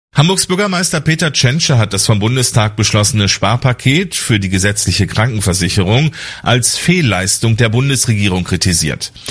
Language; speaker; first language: German; native; German